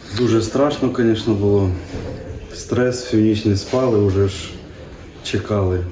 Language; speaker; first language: Ukrainian; native; Ukrainian